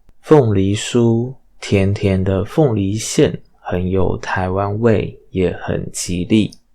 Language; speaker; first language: Chinese; native; Chinese